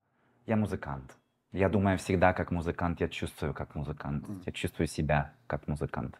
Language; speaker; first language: Russian; early bilingual, heritage; Russian